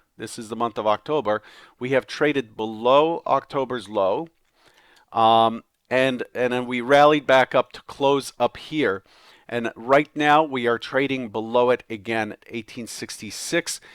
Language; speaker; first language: English; native; English